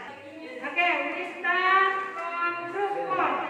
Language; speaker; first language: English; non-native, learner; Indonesian